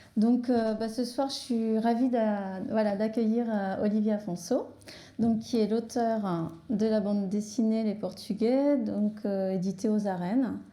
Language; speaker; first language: French; native; French